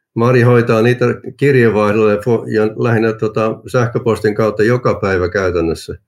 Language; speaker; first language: Finnish; native; Finnish